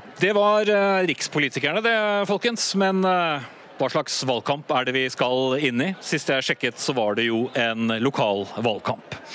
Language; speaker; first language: Norwegian; native; Norwegian